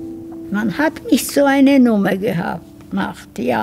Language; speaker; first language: German; non-native, fluent; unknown